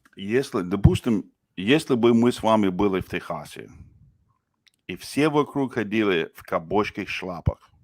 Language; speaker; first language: Russian; non-native, fluent; English